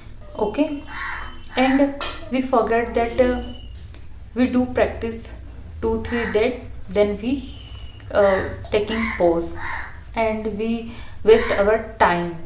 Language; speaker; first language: English; non-native, learner; Hindi